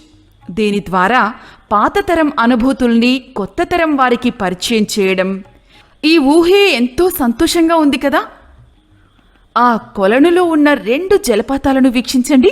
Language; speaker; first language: Telugu; native; Telugu